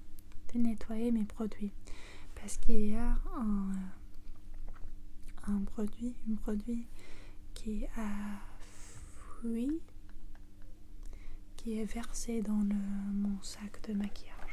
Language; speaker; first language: French; non-native, learner; English